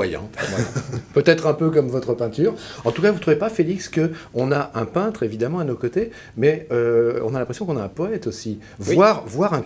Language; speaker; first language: French; native; French